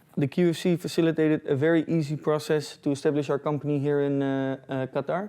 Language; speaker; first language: English; non-native, fluent; Dutch